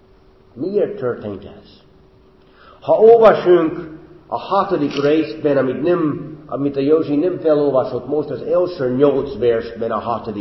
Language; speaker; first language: Hungarian; non-native, fluent; English